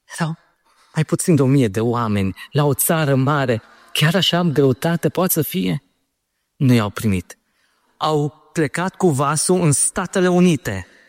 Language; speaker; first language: Romanian; native; Romanian